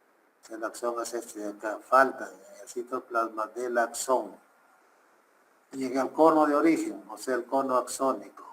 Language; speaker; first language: Spanish; native; Spanish